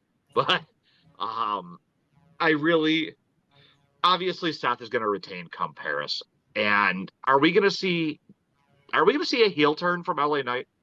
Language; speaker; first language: English; native; English